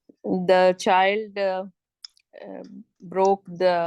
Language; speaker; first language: English; non-native, learner; Urdu